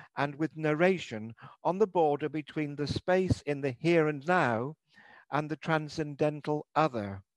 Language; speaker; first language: English; native; English